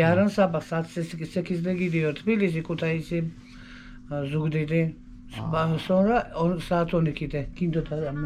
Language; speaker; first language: Turkish; non-native, learner; Svan